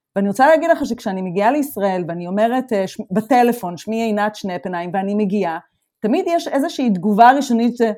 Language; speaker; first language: Hebrew; native; Hebrew